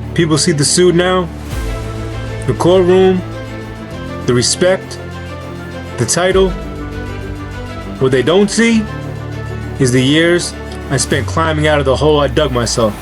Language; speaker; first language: English; native; English